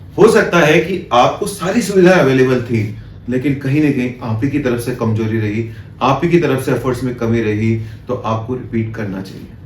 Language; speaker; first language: Hindi; native; Hindi